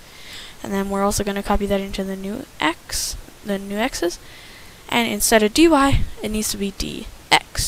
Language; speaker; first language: English; native; English